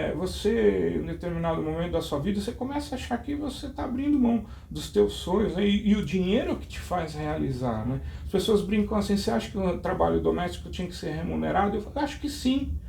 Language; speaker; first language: Portuguese; native; Portuguese